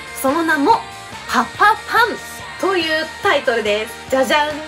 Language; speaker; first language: Japanese; native; Japanese